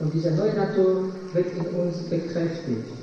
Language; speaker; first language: German; non-native, fluent; Polish